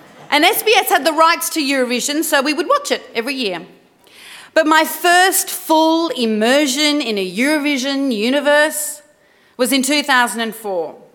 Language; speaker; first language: English; early bilingual, other home language; French